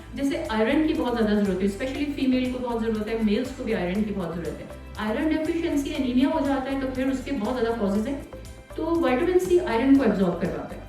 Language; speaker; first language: Urdu; native; Urdu